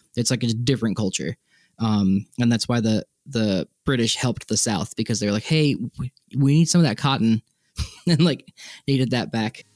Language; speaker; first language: English; native; English